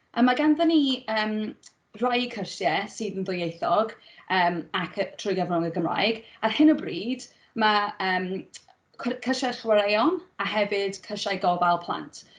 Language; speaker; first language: Welsh; non-native, local second language; English